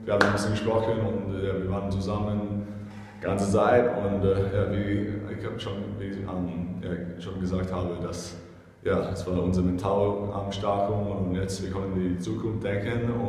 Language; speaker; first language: German; non-native, fluent; English